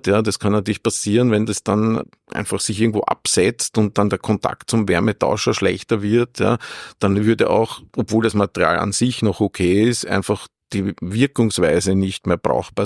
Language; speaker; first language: German; native; German